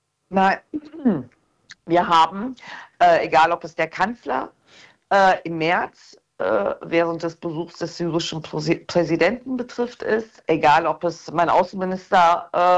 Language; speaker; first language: German; early bilingual, other home language; Turkish